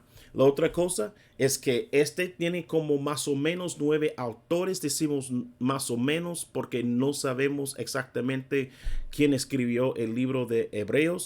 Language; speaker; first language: Spanish; non-native, fluent; English